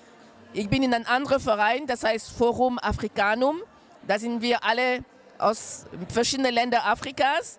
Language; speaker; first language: German; non-native, fluent; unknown